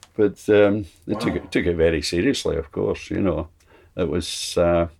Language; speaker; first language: English; native; English